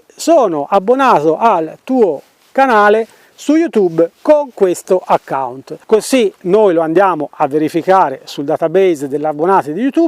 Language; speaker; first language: Italian; native; Italian